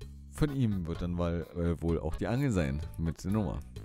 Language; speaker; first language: German; native; German